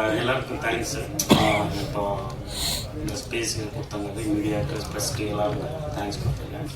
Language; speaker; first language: Tamil; non-native, learner; Telugu